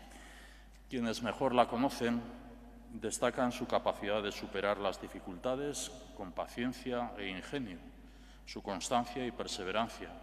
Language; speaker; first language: Spanish; native; Spanish